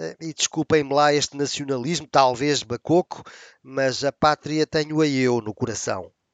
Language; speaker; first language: Portuguese; native; Portuguese